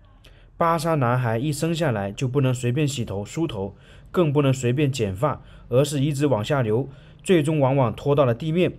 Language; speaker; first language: Chinese; native; Chinese